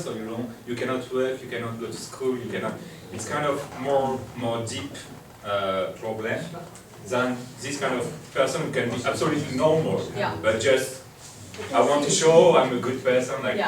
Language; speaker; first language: English; non-native, fluent; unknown